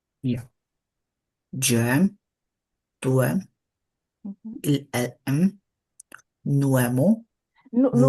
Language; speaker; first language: French; non-native, learner; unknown